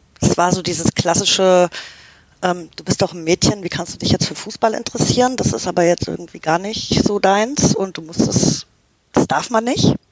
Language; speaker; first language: German; early bilingual, other home language; English